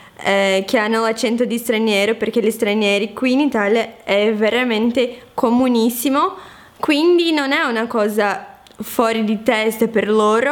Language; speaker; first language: Italian; non-native, fluent; Portuguese